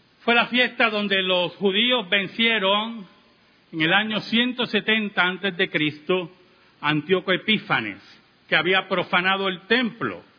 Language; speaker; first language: Spanish; native; Spanish